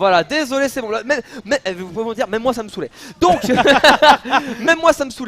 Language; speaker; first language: French; native; French